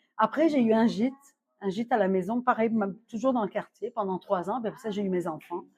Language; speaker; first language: French; non-native, fluent; Arabic